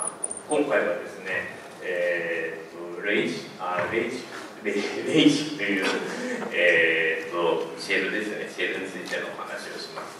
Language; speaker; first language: Japanese; native; Japanese